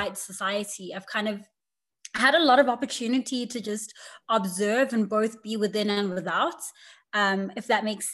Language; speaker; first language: English; native; English